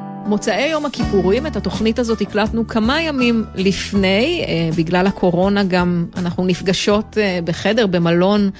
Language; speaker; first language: Hebrew; native; Hebrew